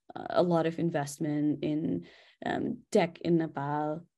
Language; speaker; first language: English; non-native, local second language; Nepali